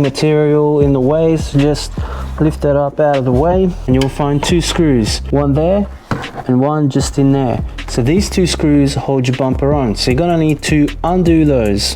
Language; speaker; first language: English; native; English